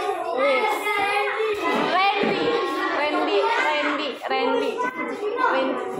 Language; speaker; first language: English; non-native, fluent; Indonesian